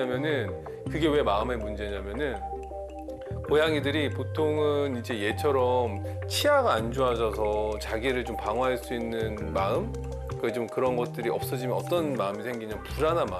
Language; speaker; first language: Korean; native; Korean